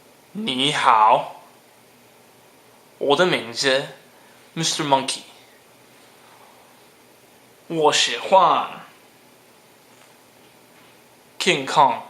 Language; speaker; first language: Chinese; non-native, learner; Cantonese